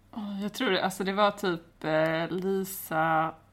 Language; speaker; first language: Swedish; native; Swedish